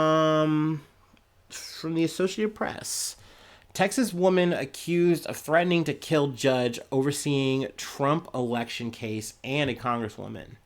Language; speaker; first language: English; native; English